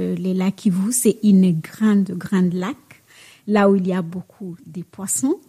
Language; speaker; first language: French; non-native, local second language; Swahili